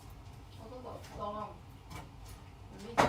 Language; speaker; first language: Korean; non-native, fluent; Chinese